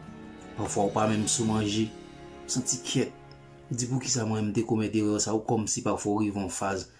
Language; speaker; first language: French; non-native, local second language; Haitian Creole